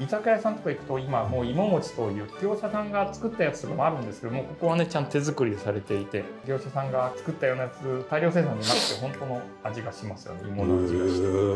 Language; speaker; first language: Japanese; native; Japanese